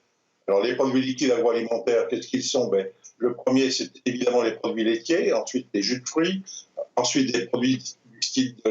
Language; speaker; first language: French; native; French